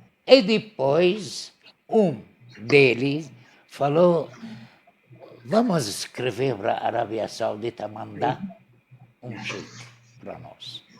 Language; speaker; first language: Portuguese; non-native, learner; Arabic